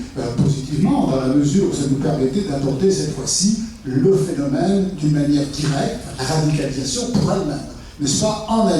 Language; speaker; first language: French; native; French